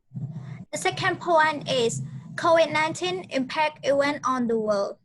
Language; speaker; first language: English; non-native, learner; Khmer